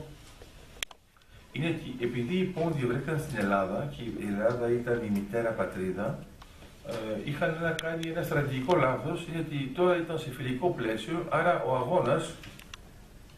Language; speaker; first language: Greek; early bilingual, heritage; Greek